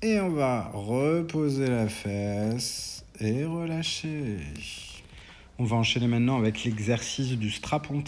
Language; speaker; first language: French; native; French